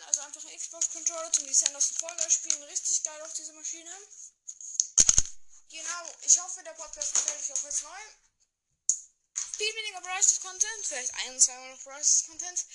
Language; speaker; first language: German; native; German